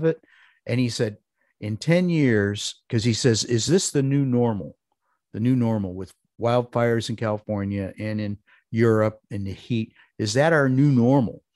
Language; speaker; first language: English; native; English